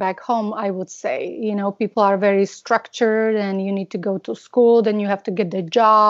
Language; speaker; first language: English; non-native, fluent; Slovak